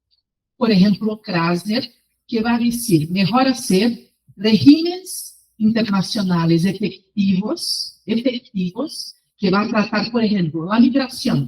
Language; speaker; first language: Spanish; non-native, fluent; Portuguese